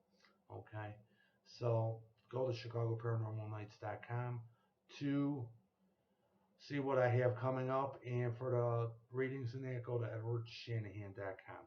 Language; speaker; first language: English; native; English